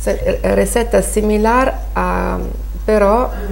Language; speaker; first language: Spanish; non-native, learner; Italian